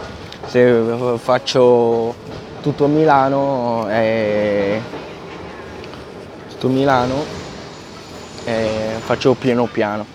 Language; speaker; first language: Italian; non-native, fluent; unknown